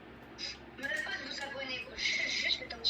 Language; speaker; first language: French; native; French